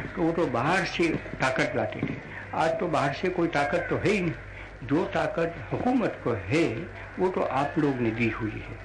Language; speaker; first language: Hindi; non-native, local second language; Gujarati